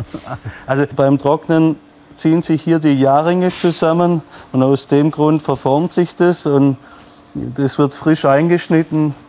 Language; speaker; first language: German; native; German